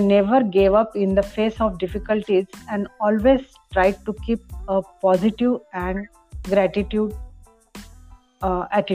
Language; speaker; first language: English; non-native, local second language; Marathi